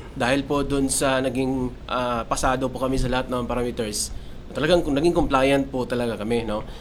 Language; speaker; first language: Filipino; non-native, local second language; Cebuano